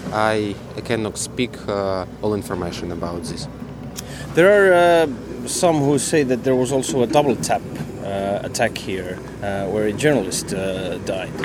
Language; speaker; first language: English; non-native, learner; Ukrainian